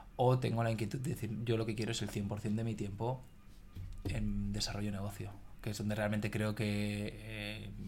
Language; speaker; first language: Spanish; native; Spanish